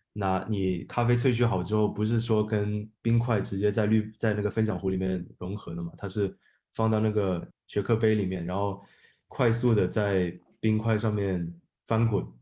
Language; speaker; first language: Chinese; non-native, fluent; Japanese